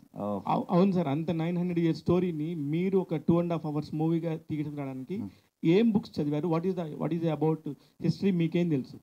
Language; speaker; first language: Telugu; native; Telugu